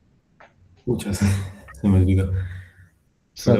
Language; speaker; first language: Spanish; native; Spanish